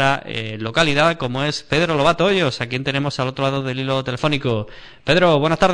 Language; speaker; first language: Spanish; native; Spanish